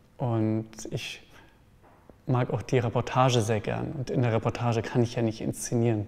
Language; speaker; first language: German; native; German